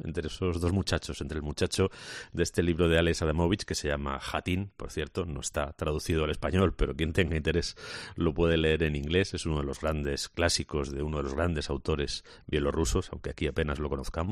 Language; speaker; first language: Spanish; native; Spanish